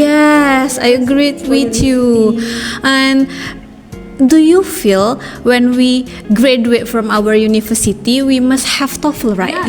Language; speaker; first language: English; non-native, learner; Indonesian